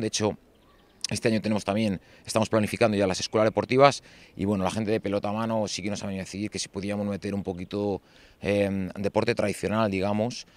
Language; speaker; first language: Spanish; native; Spanish